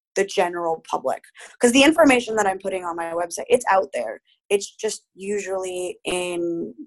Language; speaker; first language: English; early bilingual, other home language; Spanish